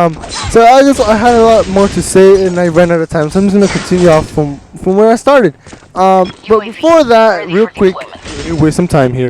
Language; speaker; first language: English; native; English